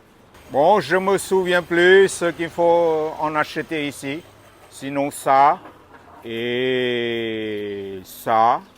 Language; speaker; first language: French; non-native, fluent; Vietnamese